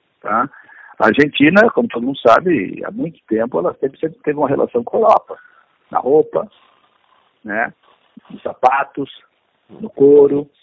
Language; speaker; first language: Portuguese; native; Portuguese